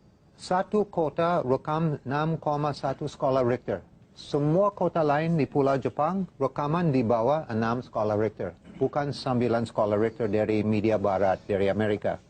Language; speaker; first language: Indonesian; non-native, fluent; English